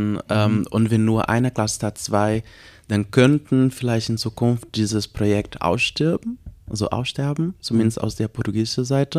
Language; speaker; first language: German; non-native, learner; Portuguese